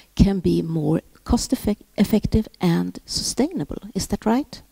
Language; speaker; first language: English; non-native, fluent; Swedish